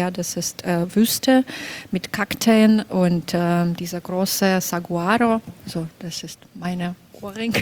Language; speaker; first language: German; non-native, fluent; Belarusian